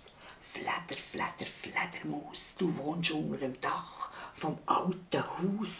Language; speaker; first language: German; native; German